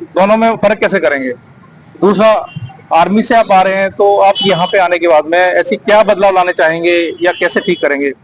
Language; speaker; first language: Hindi; native; Hindi